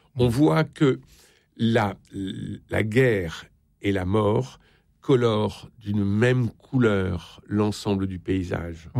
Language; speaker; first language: French; native; French